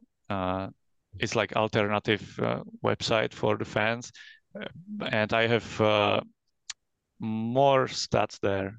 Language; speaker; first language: English; non-native, fluent; Czech